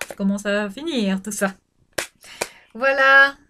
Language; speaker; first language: French; native; French